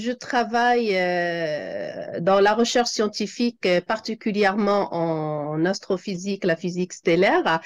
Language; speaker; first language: French; non-native, local second language; Arabic